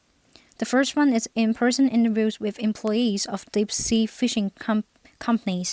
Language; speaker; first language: English; non-native, fluent; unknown